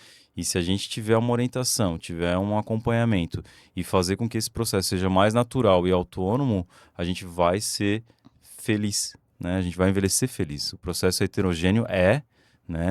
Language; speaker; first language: Portuguese; native; Portuguese